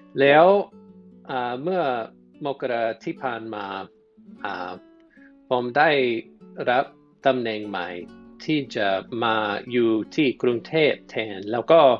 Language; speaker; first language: Thai; non-native, fluent; English